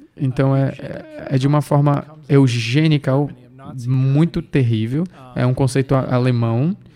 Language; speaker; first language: Portuguese; non-native, fluent; English